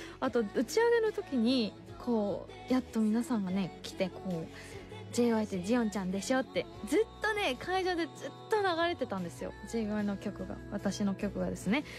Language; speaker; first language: Japanese; non-native, fluent; Korean